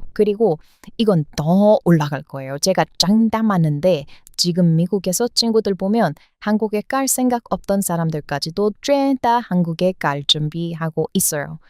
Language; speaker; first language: Korean; non-native, fluent; English